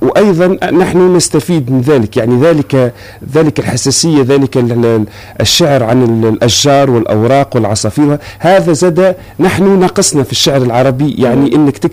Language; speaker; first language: Arabic; native; Arabic